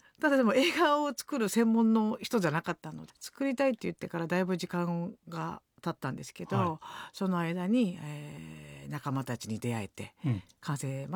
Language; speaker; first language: Japanese; native; Japanese